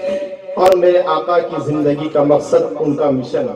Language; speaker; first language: Urdu; native; Urdu